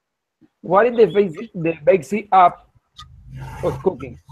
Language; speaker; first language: English; non-native, learner; Spanish